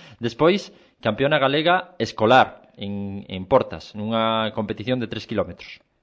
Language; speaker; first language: Galician; native; Galician